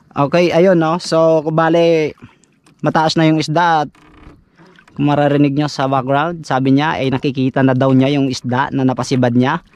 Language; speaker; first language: Filipino; non-native, local second language; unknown